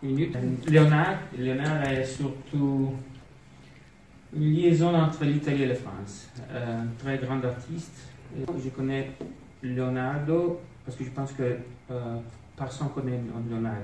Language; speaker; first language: French; non-native, learner; Italian